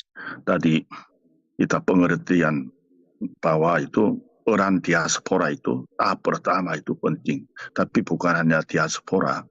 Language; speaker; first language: Indonesian; non-native, fluent; Korean